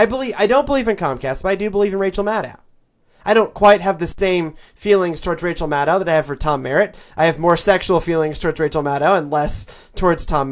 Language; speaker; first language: English; native; English